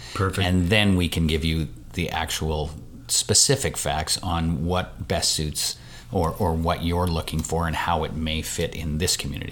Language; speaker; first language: English; native; English